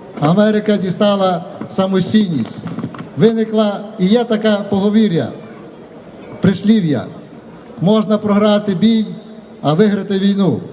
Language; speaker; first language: Ukrainian; native; Ukrainian